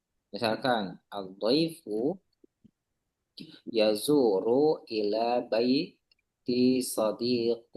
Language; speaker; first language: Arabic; non-native, fluent; Indonesian